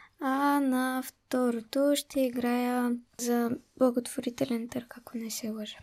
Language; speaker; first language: Bulgarian; early bilingual, heritage; Bulgarian